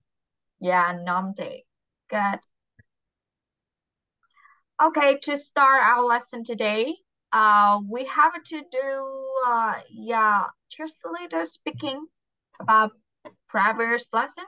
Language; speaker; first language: English; non-native, fluent; Vietnamese